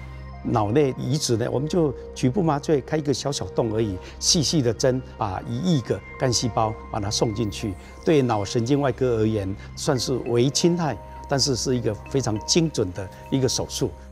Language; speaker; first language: Chinese; native; Chinese